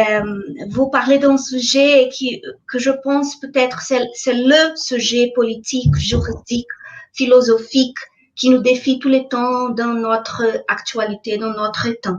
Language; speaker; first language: French; non-native, fluent; Portuguese